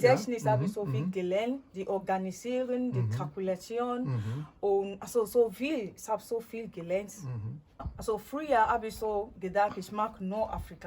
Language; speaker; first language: German; non-native, learner; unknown